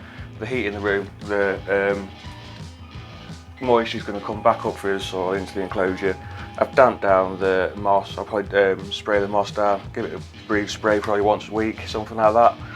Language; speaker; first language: English; native; English